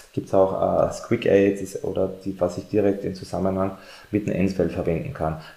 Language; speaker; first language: German; native; German